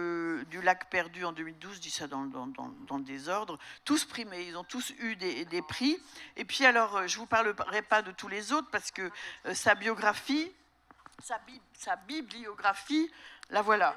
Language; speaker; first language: French; native; French